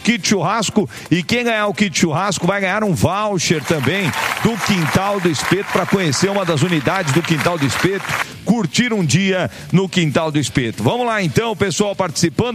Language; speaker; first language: Portuguese; native; Portuguese